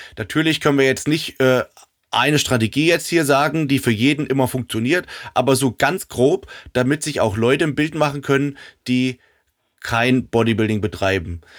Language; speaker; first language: German; native; German